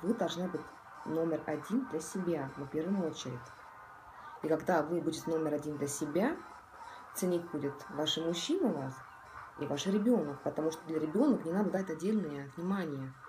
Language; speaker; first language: Russian; non-native, local second language; Estonian